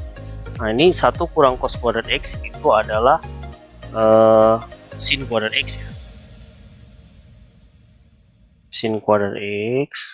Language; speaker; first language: Indonesian; native; Indonesian